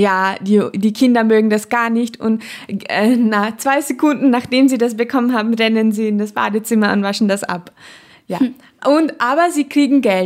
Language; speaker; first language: German; non-native, fluent; Nepali